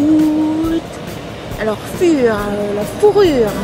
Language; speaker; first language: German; non-native, learner; French